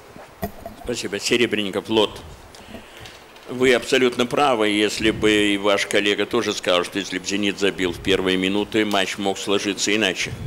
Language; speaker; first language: Russian; native; Russian